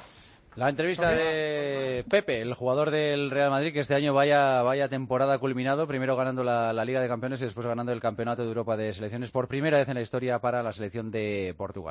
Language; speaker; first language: Spanish; native; Spanish